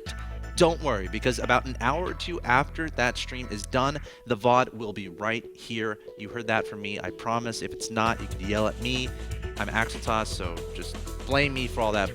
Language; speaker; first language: English; native; English